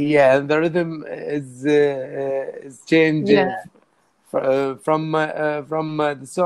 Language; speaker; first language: English; non-native, learner; Arabic